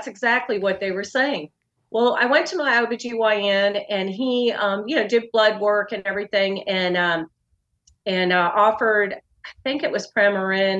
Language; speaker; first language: English; native; English